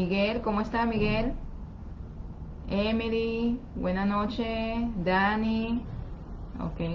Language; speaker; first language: Spanish; non-native, fluent; Chinese